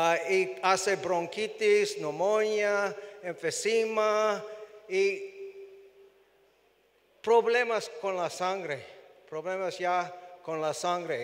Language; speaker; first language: Spanish; non-native, fluent; English